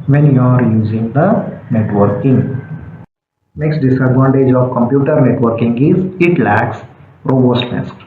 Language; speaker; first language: English; non-native, local second language; Kannada